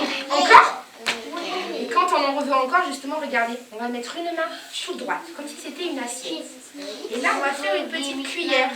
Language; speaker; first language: French; native; French